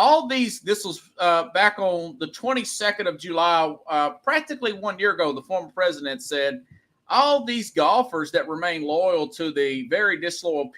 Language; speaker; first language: English; native; English